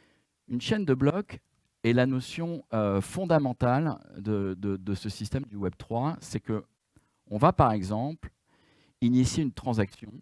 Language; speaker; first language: French; native; French